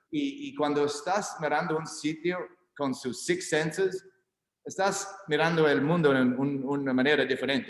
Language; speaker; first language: Spanish; non-native, learner; English